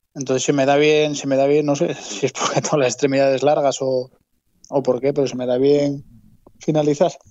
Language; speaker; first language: Spanish; native; Spanish